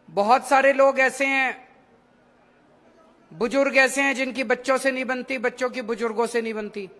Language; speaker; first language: Hindi; native; Hindi